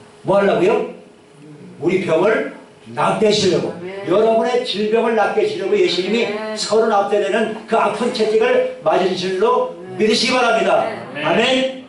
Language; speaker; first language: Korean; native; Korean